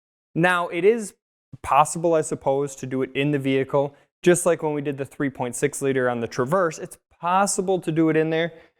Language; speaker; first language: English; native; English